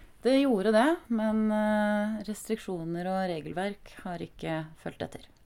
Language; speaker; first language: Norwegian; native; Norwegian